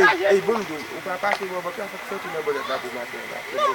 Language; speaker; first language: Haitian Creole; native; Haitian Creole